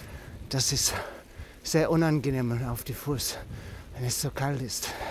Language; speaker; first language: German; non-native, learner; English